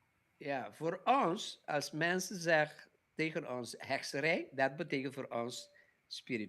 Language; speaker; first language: Dutch; non-native, local second language; Papiamento